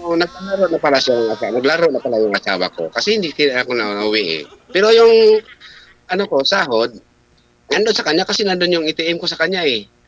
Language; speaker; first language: Filipino; non-native, local second language; Cebuano